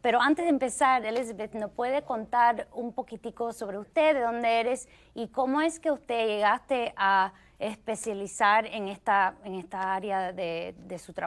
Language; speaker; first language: Spanish; early bilingual, heritage; Spanish